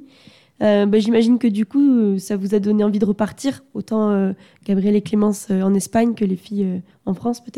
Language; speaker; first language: French; native; French